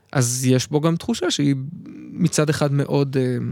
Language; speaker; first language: Hebrew; native; Hebrew